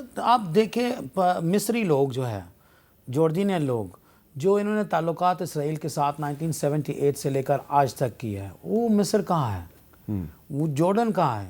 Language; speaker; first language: Urdu; non-native, fluent; Arabic